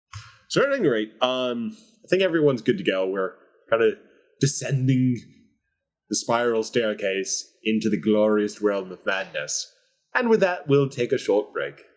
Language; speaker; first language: English; native; English